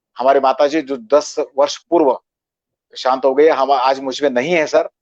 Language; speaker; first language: Hindi; non-native, local second language; Marathi